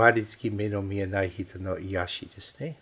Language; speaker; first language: Japanese; non-native, fluent; English